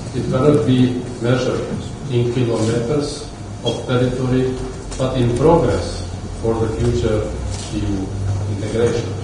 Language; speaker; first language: English; non-native, fluent; Albanian